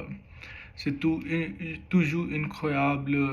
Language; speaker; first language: French; non-native, learner; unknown